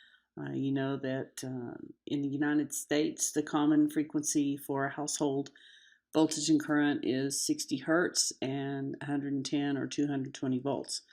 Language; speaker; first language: English; native; English